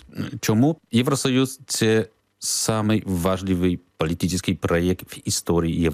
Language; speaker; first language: Ukrainian; non-native, learner; Polish